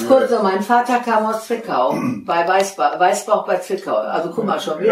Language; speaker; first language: German; native; German